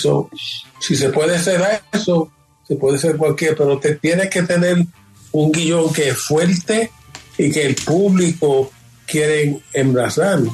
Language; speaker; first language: Spanish; early bilingual, heritage; Spanish